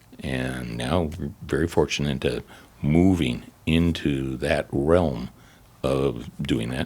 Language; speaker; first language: English; native; English